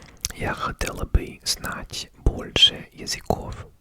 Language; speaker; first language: Russian; non-native, learner; English